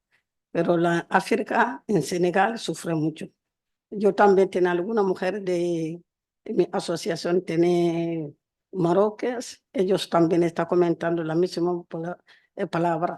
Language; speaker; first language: Spanish; non-native, learner; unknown